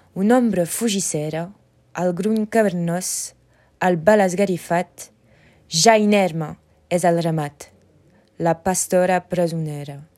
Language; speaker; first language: Catalan; non-native, local second language; French